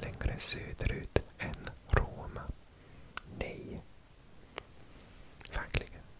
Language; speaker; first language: Swedish; non-native, learner; English